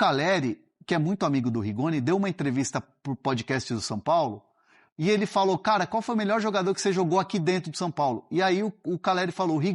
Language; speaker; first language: Portuguese; native; Portuguese